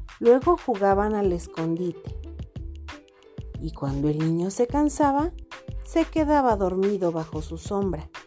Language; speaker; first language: Spanish; non-native, fluent; Portuguese